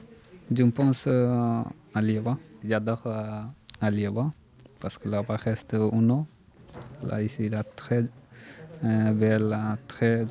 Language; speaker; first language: French; non-native, learner; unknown